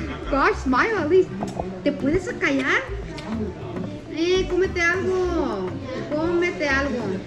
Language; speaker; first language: Spanish; early bilingual, heritage; Spanish